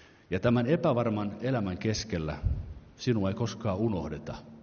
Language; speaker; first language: Finnish; native; Finnish